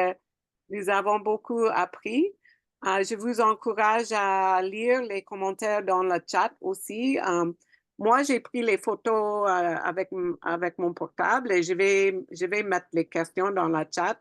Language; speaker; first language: French; non-native, fluent; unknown